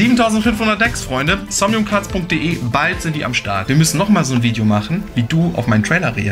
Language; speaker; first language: German; native; German